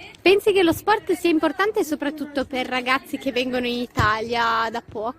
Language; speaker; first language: Italian; native; Italian